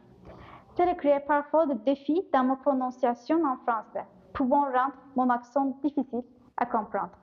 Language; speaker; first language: French; non-native, fluent; Turkish